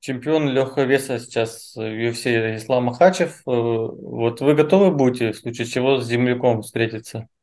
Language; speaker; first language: Russian; native; Russian